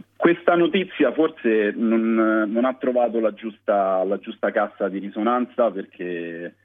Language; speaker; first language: Italian; native; Italian